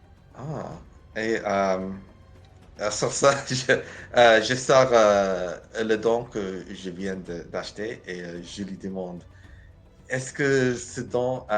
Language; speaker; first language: French; non-native, learner; English